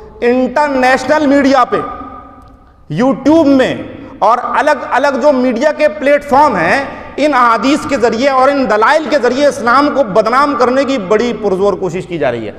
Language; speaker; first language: Urdu; native; Urdu